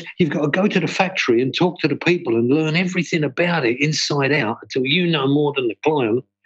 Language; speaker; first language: English; native; English